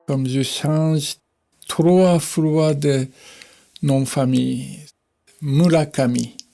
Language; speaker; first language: French; non-native, fluent; Japanese